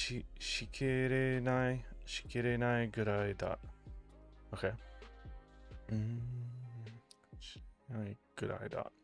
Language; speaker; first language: Japanese; non-native, learner; English